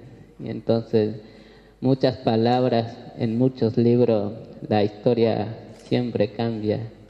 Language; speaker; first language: Spanish; non-native, local second language; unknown